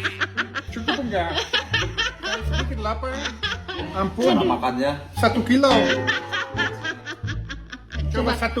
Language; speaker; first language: Indonesian; non-native, fluent; German